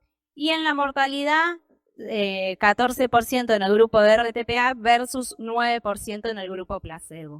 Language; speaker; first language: Spanish; native; Spanish